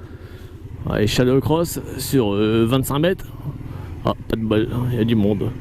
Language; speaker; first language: French; native; French